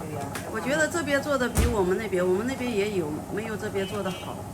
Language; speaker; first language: Chinese; native; Chinese